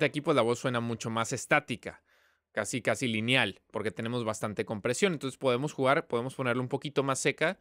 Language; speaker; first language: Spanish; native; Spanish